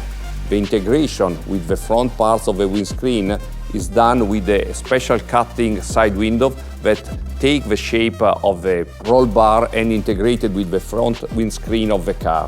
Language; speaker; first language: English; non-native, fluent; Italian